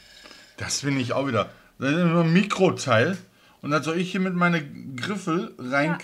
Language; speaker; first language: German; native; German